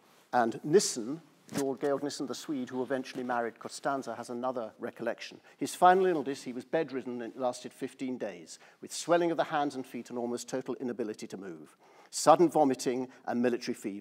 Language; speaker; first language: English; native; English